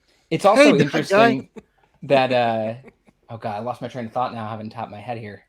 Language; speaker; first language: English; native; English